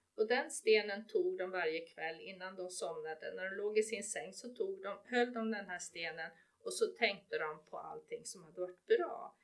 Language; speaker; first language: Swedish; native; Swedish